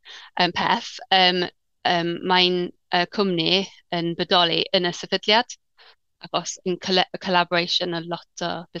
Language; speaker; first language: Welsh; non-native, learner; English